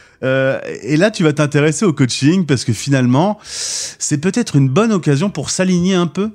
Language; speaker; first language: French; native; French